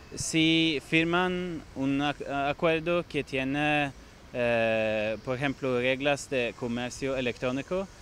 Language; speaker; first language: Spanish; non-native, fluent; Norwegian